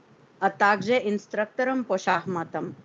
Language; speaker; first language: Russian; non-native, learner; Hindi